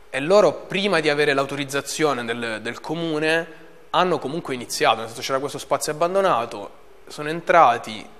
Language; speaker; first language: Italian; native; Italian